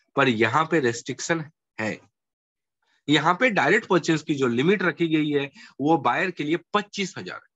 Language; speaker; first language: Hindi; non-native, local second language; Marathi